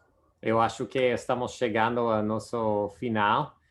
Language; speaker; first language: Portuguese; non-native, fluent; English